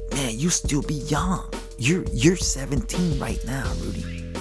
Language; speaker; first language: English; early bilingual, other home language; Spanish